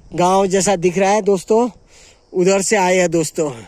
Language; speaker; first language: Hindi; native; Hindi